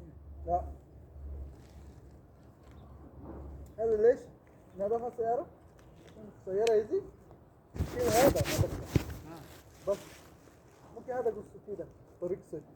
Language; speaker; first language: Arabic; non-native, learner; Urdu